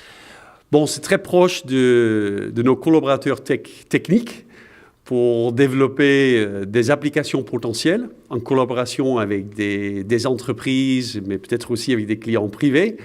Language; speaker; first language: French; non-native, fluent; Dutch